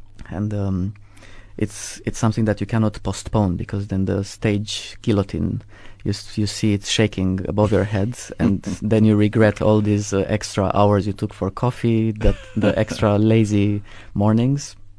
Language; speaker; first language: English; non-native, fluent; Romanian